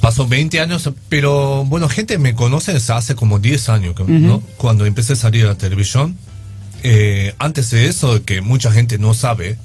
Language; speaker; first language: Spanish; non-native, learner; Japanese